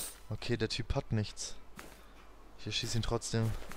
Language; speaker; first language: German; native; German